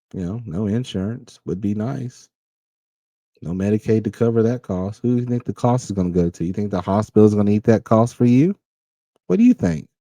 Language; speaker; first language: English; native; English